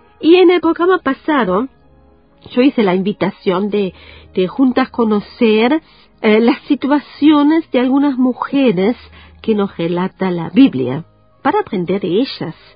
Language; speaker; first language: Spanish; non-native, fluent; German